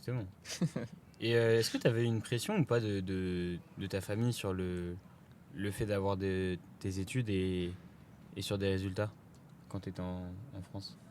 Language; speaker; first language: French; native; French